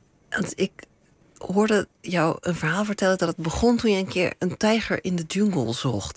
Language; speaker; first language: Dutch; native; Dutch